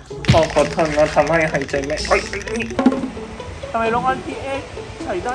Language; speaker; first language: Thai; non-native, fluent; Korean